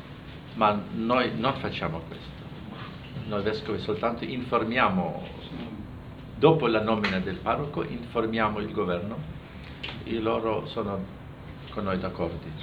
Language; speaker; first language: Italian; non-native, fluent; German